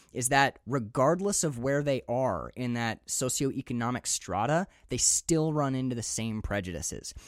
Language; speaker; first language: English; native; English